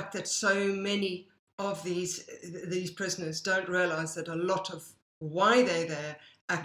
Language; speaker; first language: English; native; English